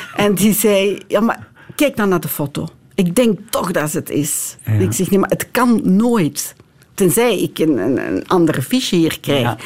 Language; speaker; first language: Dutch; native; Dutch